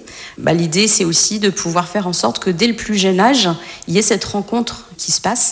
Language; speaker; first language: French; native; French